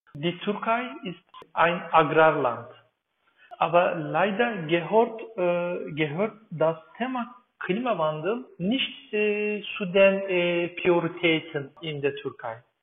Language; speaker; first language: German; non-native, learner; Turkish